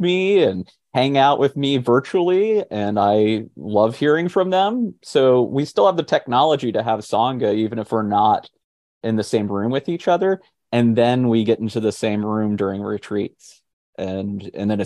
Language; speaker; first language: English; native; English